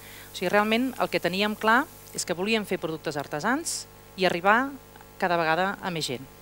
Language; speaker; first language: Catalan; native; Catalan